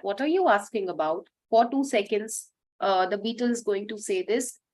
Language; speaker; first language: English; non-native, local second language; Hindi